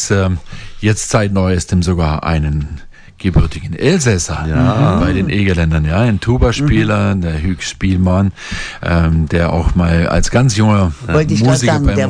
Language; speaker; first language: German; native; German